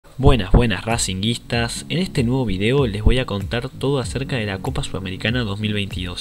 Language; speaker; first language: Spanish; native; Spanish